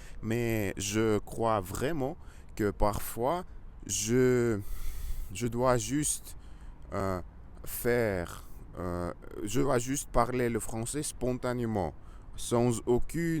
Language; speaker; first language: French; non-native, learner; Russian